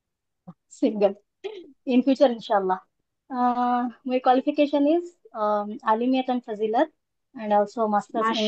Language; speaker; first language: English; non-native, learner; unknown